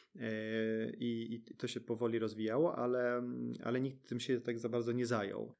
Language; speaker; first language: Polish; early bilingual, heritage; Polish